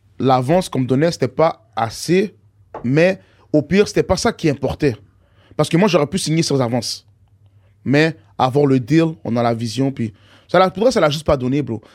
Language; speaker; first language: French; native; French